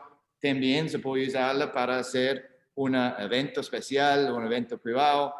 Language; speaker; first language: Spanish; non-native, learner; English